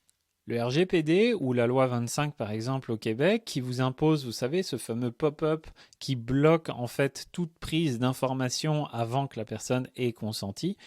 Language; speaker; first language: French; native; French